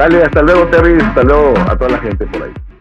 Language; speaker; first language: Spanish; native; Spanish